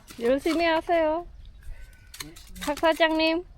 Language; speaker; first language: Korean; non-native, fluent; Khmer